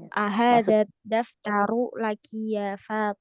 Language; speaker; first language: Arabic; non-native, learner; Indonesian